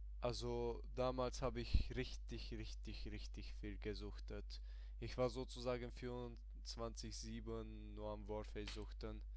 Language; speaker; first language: German; early bilingual, other home language; Hungarian